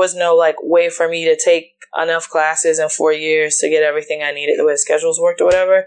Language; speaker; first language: English; native; English